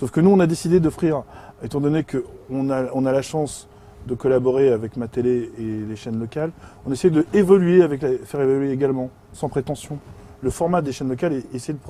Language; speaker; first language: French; native; French